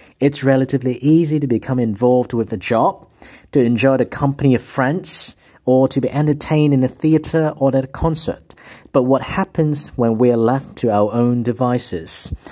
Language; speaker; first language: English; non-native, local second language; Cantonese